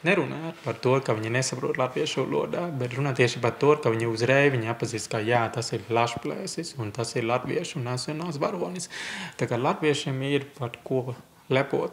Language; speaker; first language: Latvian; non-native, fluent; Vietnamese